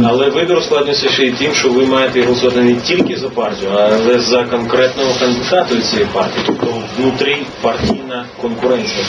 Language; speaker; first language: Ukrainian; native; Ukrainian